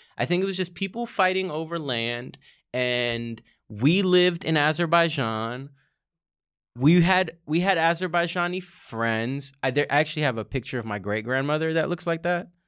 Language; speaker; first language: English; early bilingual, other home language; Russian